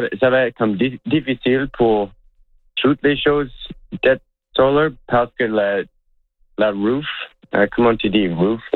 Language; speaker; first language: French; non-native, local second language; English